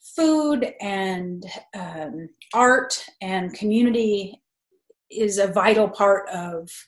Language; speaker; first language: English; native; English